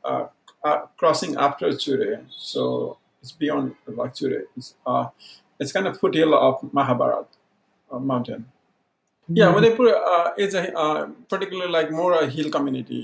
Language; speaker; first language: English; non-native, local second language; Maithili